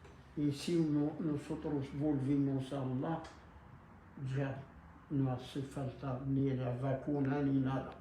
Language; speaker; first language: Spanish; non-native, fluent; Arabic